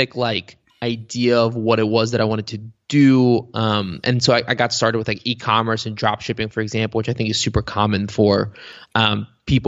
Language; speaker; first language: English; early bilingual, other home language; Bulgarian